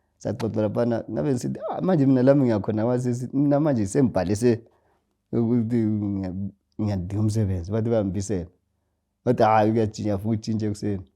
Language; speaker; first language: Zulu; native; Zulu